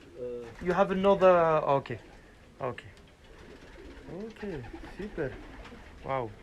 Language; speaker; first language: English; non-native, learner; French